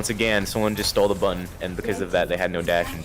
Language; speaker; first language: English; native; English